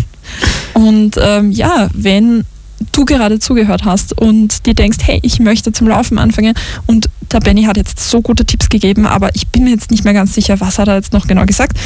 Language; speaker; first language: German; native; German